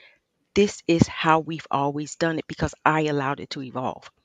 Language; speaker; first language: English; native; English